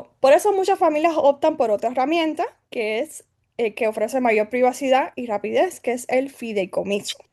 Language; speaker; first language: Spanish; early bilingual, heritage; Spanish